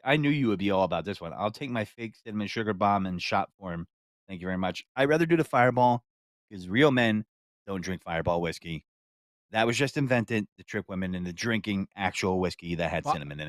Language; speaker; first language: English; native; English